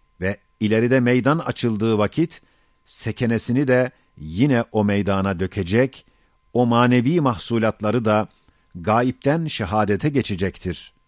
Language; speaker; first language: Turkish; native; Turkish